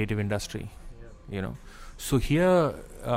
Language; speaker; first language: English; non-native, local second language; Malayalam